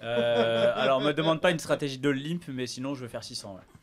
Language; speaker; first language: French; native; French